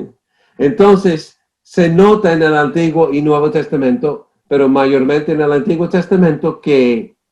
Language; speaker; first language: Spanish; non-native, fluent; English